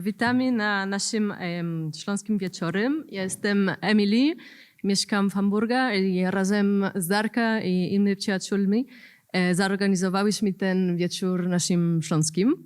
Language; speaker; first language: Polish; non-native, learner; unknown